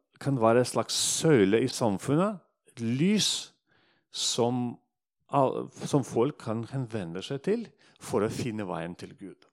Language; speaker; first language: Norwegian; non-native, fluent; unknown